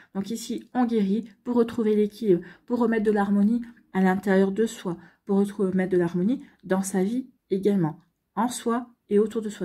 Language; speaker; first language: French; native; French